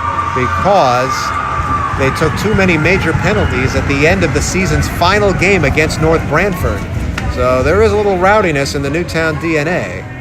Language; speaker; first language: English; native; English